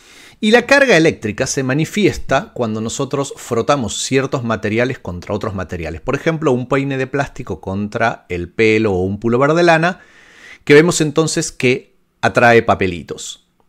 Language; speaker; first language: Spanish; native; Spanish